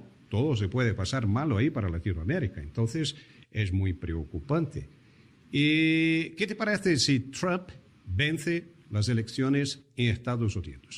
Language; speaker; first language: Spanish; non-native, fluent; Portuguese